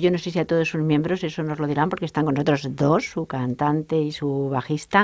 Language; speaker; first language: Spanish; native; Spanish